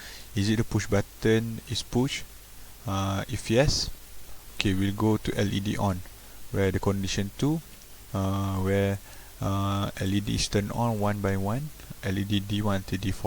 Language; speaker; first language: English; non-native, local second language; Malay